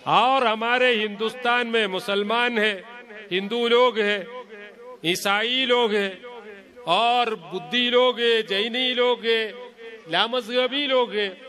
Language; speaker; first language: Hindi; non-native, local second language; Malayalam